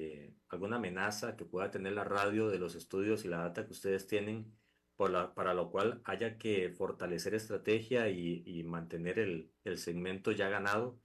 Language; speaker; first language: Spanish; native; Spanish